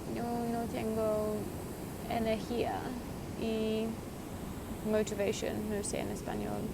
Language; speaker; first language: Spanish; non-native, learner; English